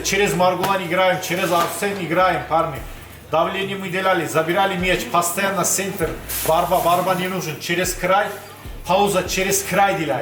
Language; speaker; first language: Russian; non-native, learner; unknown